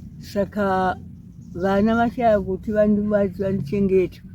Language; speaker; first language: Shona; non-native, local second language; Nyanja